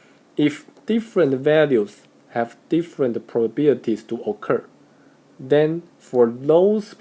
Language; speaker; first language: English; non-native, fluent; Chinese